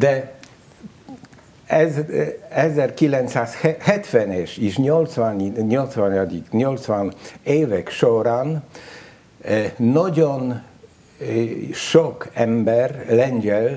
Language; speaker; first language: Hungarian; non-native, learner; Polish